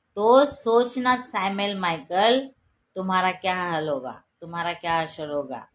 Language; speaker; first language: Hindi; non-native, local second language; Marathi